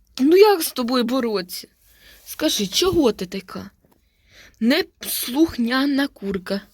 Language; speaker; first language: Ukrainian; native; Ukrainian